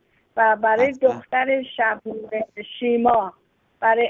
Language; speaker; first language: Persian; native; Persian